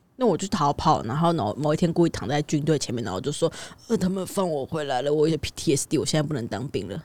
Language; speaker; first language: Chinese; native; Chinese